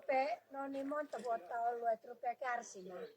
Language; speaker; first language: Finnish; native; Finnish